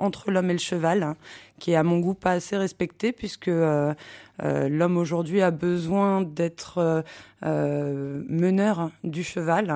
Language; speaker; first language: French; native; French